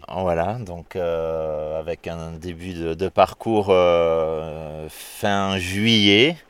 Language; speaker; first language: French; native; French